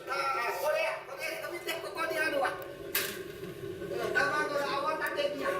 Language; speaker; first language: Japanese; non-native, fluent; Chinese